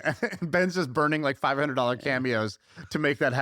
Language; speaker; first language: English; native; English